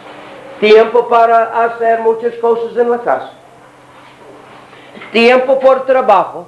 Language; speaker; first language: Portuguese; non-native, learner; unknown